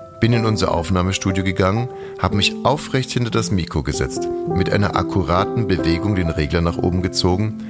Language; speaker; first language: German; native; German